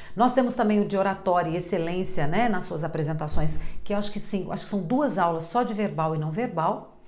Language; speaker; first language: Portuguese; native; Portuguese